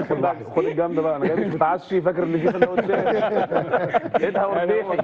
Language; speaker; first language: Arabic; native; Arabic